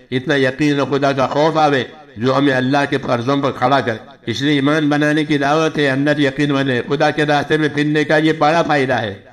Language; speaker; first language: Urdu; non-native, local second language; Gujarati